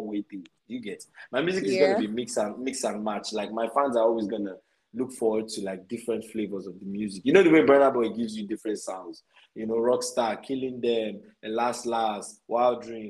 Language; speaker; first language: English; non-native, local second language; Yoruba